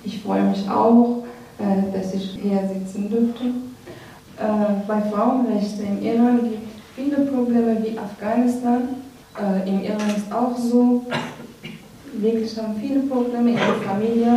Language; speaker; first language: German; non-native, learner; Persian